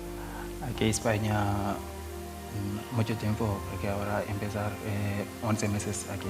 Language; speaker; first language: Spanish; non-native, learner; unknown